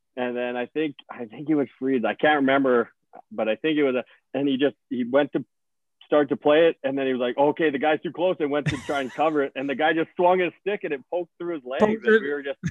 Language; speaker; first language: English; native; English